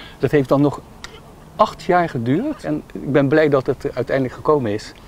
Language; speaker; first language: Dutch; native; Dutch